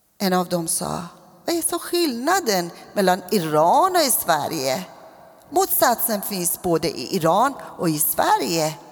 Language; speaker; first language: Swedish; non-native, fluent; Persian